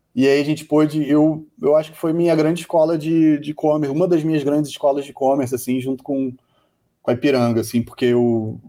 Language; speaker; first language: Portuguese; native; Portuguese